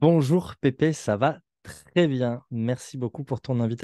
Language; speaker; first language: French; native; French